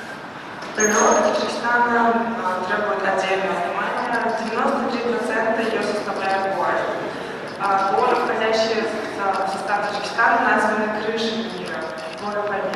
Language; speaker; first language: Russian; non-native, fluent; Tajik